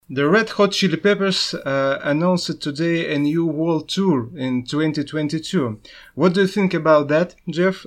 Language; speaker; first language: English; non-native, learner; Russian